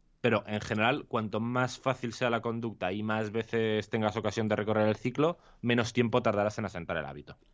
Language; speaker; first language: Spanish; native; Spanish